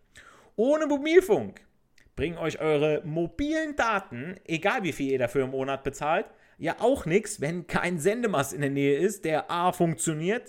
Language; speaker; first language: German; native; German